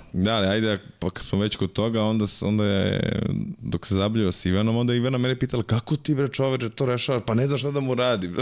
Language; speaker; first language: Serbian; native; Serbian